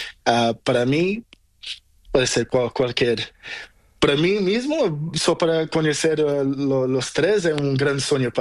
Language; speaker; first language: Spanish; non-native, learner; Portuguese